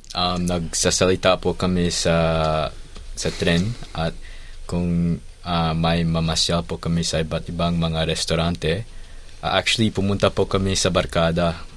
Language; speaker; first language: Filipino; early bilingual, heritage; English